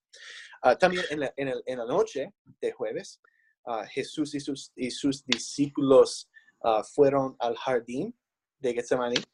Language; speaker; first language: Spanish; non-native, fluent; English